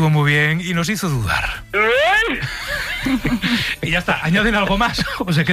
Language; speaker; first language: Spanish; native; Spanish